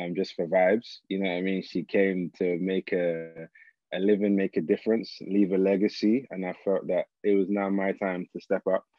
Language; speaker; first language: English; native; English